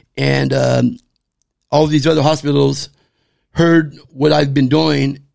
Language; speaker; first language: English; native; English